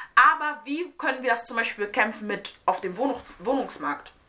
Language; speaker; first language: German; native; German